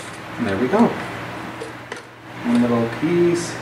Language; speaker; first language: English; native; English